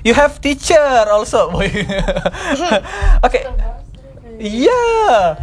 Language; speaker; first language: English; non-native, learner; Indonesian